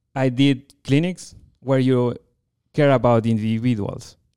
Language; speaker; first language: English; non-native, fluent; Spanish